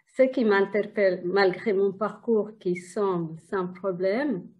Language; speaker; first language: French; non-native, fluent; Tigrinya